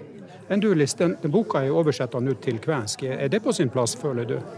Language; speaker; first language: Norwegian; native; Norwegian